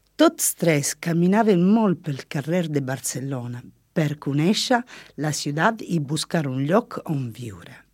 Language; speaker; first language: Catalan; non-native, learner; Italian